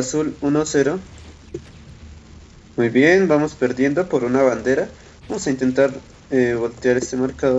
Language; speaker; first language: Spanish; native; Spanish